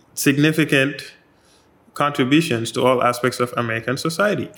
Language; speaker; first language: English; non-native, local second language; Wolof